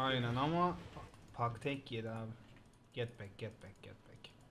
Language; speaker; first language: English; non-native, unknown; Turkish